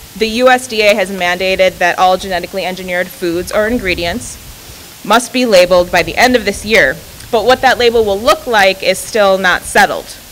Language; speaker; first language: English; native; English